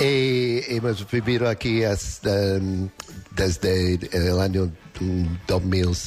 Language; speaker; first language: Spanish; non-native, learner; English